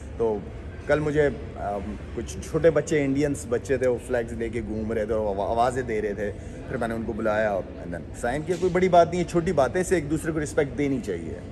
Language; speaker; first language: Urdu; non-native, local second language; Pashto